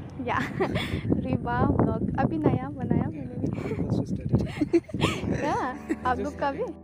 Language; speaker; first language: Hindi; non-native, local second language; Khasi